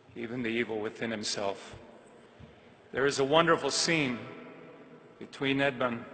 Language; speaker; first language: English; native; English